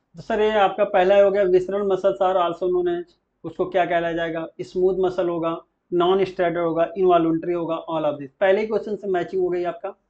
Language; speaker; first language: Hindi; native; Hindi